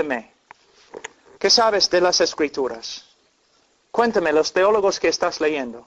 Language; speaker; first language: Spanish; non-native, fluent; English